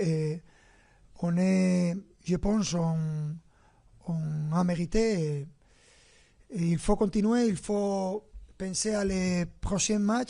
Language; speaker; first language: French; non-native, fluent; Spanish